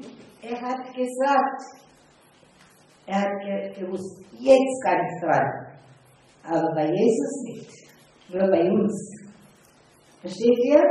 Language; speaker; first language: German; non-native, fluent; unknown